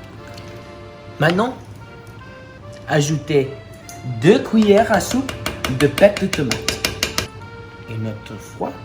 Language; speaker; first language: French; non-native, learner; English